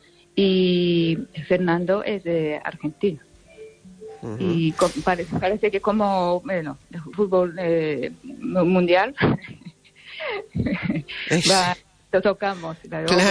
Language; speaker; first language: Spanish; non-native, learner; Japanese